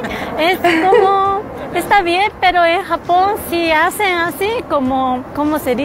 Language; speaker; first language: Spanish; non-native, learner; Japanese